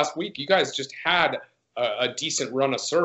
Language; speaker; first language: English; native; English